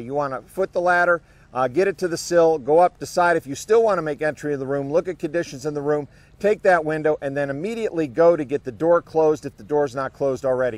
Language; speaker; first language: English; native; English